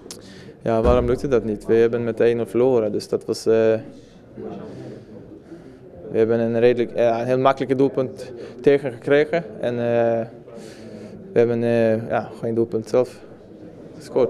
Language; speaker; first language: Dutch; non-native, fluent; Swedish